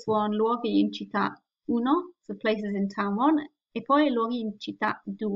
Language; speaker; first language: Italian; non-native, fluent; English